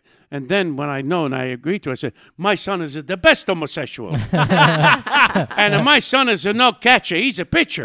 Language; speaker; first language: English; native; English